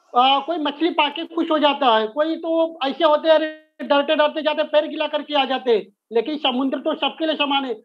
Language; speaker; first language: Hindi; native; Hindi